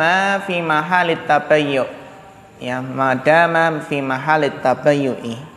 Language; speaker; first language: Arabic; non-native, fluent; Indonesian